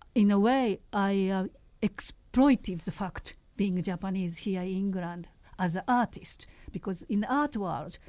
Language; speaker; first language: English; non-native, fluent; Japanese